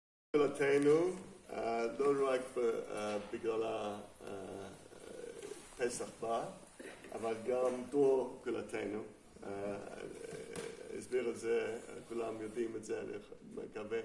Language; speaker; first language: Hebrew; non-native, fluent; English